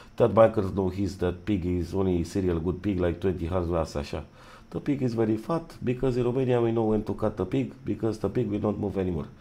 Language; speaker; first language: English; non-native, learner; Romanian